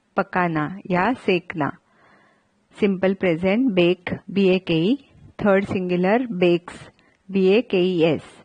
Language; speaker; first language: Hindi; non-native, local second language; Marathi